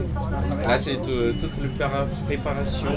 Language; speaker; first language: French; non-native, local second language; Malagasy